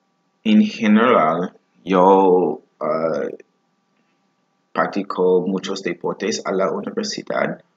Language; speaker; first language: Spanish; non-native, learner; English